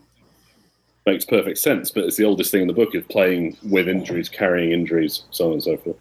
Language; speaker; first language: English; native; English